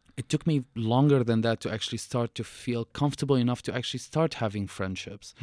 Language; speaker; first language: English; non-native, fluent; Arabic